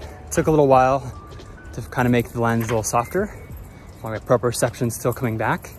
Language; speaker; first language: English; native; English